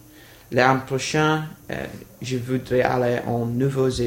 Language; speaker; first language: French; non-native, learner; English